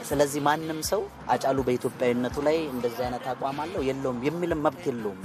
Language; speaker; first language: Amharic; non-native, local second language; Oromo